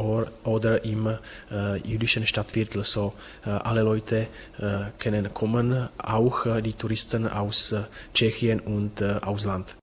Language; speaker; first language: German; non-native, fluent; Czech